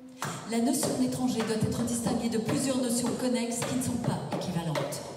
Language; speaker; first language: French; native; French